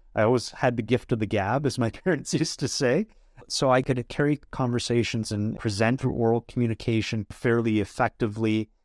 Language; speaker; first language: English; native; English